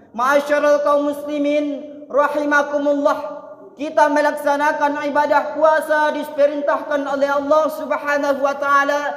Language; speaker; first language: Malay; non-native, local second language; Minangkabau